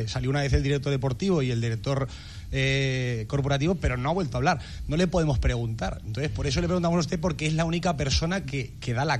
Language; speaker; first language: Spanish; native; Spanish